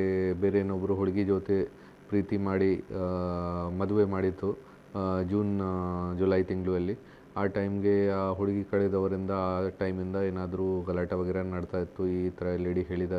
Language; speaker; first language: Kannada; non-native, local second language; Urdu